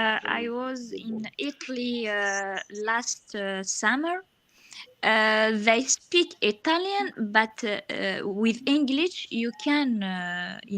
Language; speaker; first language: English; non-native, learner; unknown